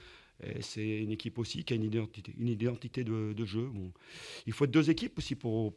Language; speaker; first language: French; native; French